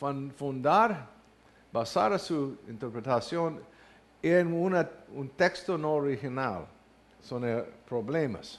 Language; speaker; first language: Spanish; non-native, learner; English